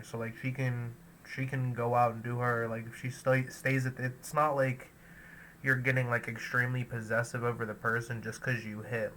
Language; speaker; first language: English; native; English